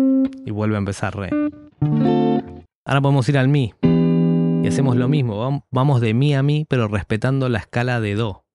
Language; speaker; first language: Spanish; native; Spanish